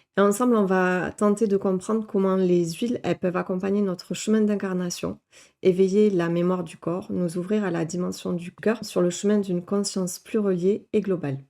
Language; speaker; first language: French; native; French